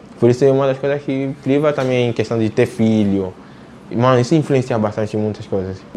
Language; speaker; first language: Portuguese; native; Portuguese